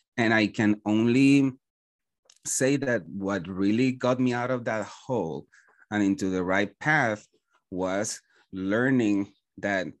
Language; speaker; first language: English; non-native, fluent; Spanish